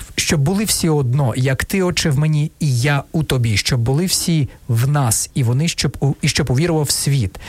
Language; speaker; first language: Ukrainian; non-native, fluent; Russian